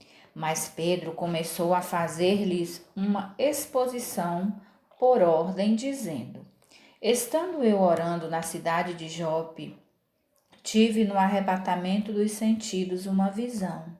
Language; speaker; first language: Portuguese; native; Portuguese